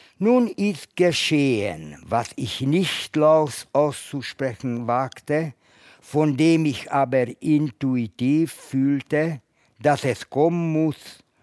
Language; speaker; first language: German; non-native, fluent; Hungarian